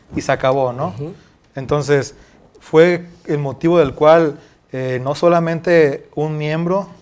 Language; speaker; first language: Spanish; native; Spanish